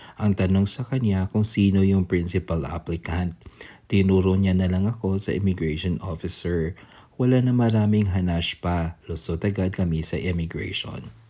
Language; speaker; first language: Filipino; native; Filipino